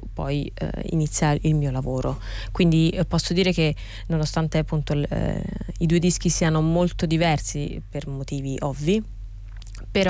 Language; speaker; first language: Italian; native; Italian